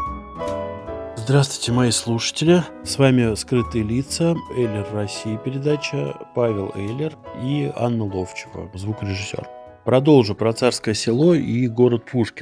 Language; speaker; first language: Russian; native; Russian